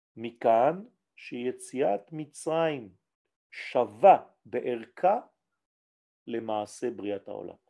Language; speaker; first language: Hebrew; non-native, fluent; French